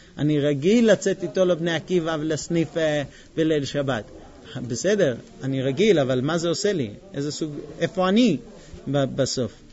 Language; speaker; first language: Hebrew; non-native, fluent; English